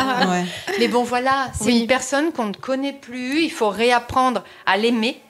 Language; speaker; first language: French; native; French